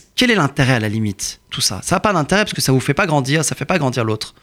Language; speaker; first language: French; early bilingual, other home language; Persian